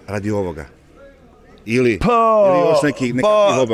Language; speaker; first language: Croatian; native; Croatian